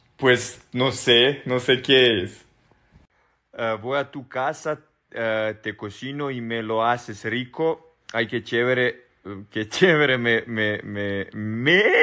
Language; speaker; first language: Spanish; non-native, learner; Serbian